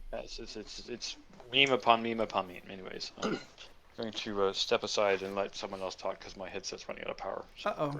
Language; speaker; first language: English; native; English